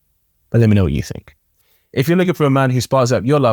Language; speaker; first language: English; native; English